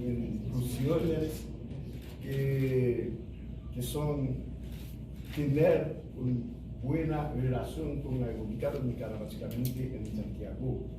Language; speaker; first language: Spanish; non-native, fluent; Haitian Creole